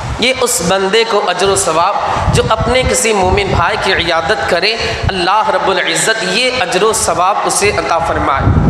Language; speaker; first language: Urdu; native; Urdu